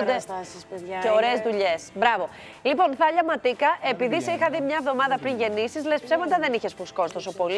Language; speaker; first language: Greek; native; Greek